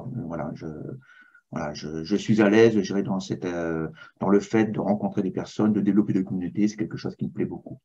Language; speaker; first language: French; native; French